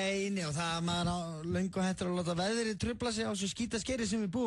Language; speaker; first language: Icelandic; native; Icelandic